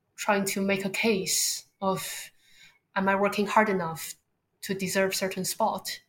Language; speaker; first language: English; non-native, fluent; Chinese